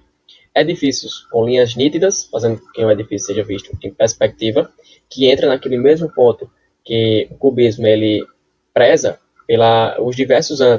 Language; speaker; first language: Portuguese; native; Portuguese